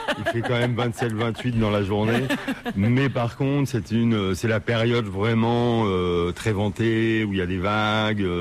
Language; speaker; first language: French; native; French